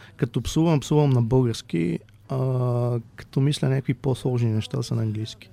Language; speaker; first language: Bulgarian; early bilingual, heritage; Bulgarian